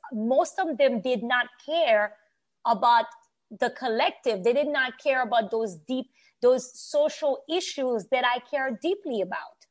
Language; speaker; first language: English; non-native, fluent; Haitian Creole